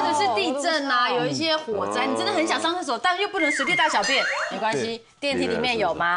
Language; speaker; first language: Chinese; native; Chinese